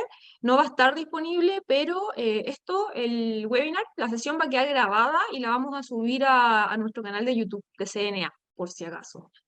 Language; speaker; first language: Spanish; native; Spanish